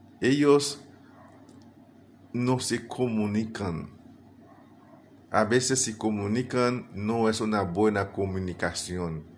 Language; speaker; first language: Spanish; non-native, fluent; Haitian Creole